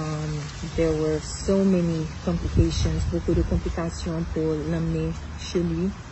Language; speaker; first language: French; non-native, local second language; Haitian Creole